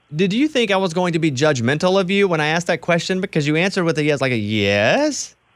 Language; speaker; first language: English; native; English